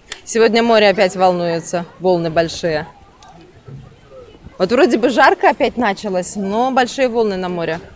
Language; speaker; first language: Russian; native; Russian